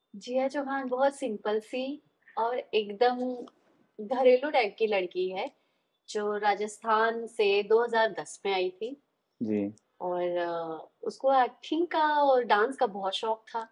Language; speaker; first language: Hindi; native; Hindi